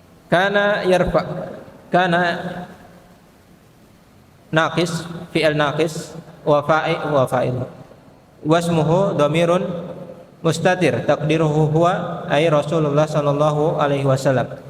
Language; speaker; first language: Arabic; non-native, fluent; Indonesian